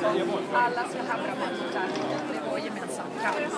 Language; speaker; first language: Swedish; non-native, fluent; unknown